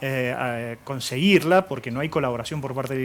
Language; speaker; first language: Spanish; native; Spanish